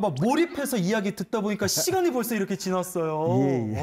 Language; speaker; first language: Korean; native; Korean